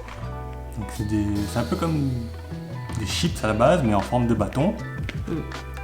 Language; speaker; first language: French; native; French